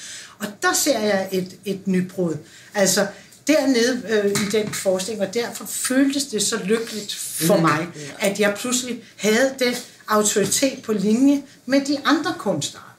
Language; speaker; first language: Danish; native; Danish